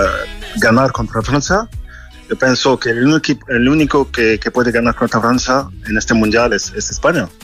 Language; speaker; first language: Spanish; non-native, fluent; French